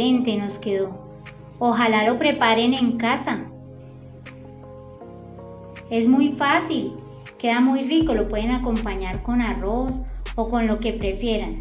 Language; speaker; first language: Spanish; native; Spanish